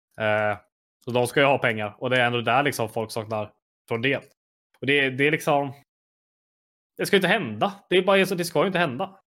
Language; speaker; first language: Swedish; native; Swedish